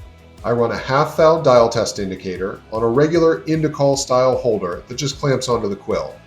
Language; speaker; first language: English; native; English